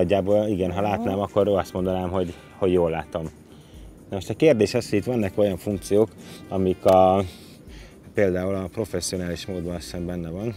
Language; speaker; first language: Hungarian; native; Hungarian